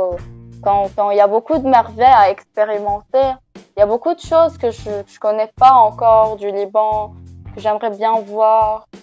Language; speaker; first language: French; non-native, local second language; Arabic